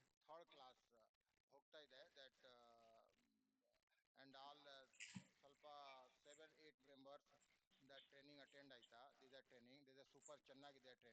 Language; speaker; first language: Kannada; non-native, learner; Hindi